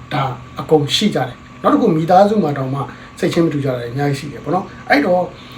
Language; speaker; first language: Burmese; non-native, local second language; Karen languages